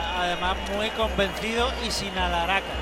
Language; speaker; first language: Spanish; native; Spanish